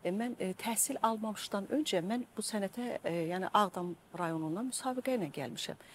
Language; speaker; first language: Azerbaijani; native; Azerbaijani